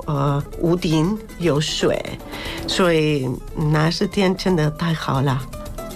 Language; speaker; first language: Chinese; non-native, fluent; Spanish